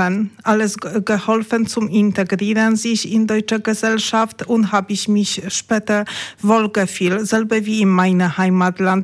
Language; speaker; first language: German; non-native, learner; Polish